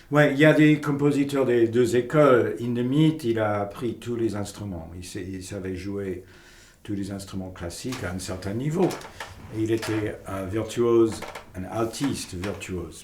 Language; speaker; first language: French; non-native, fluent; English